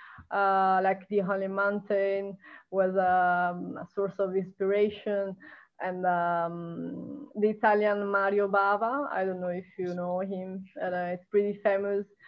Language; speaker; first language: English; non-native, fluent; Italian